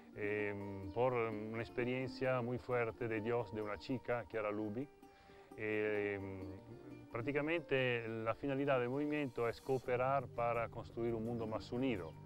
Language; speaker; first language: Spanish; non-native, fluent; Italian